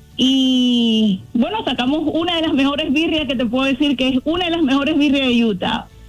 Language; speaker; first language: Spanish; native; Spanish